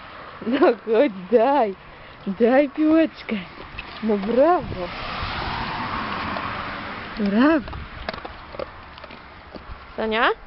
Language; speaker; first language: Polish; native; Polish